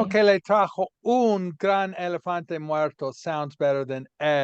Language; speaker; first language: Spanish; non-native, fluent; English